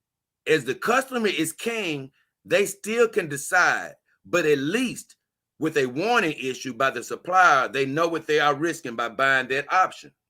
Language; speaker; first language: English; native; English